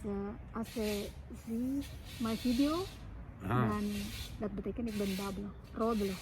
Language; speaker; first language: Dutch; non-native, learner; Indonesian